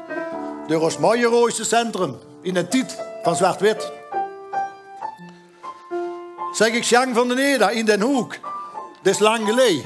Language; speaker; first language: Dutch; native; Dutch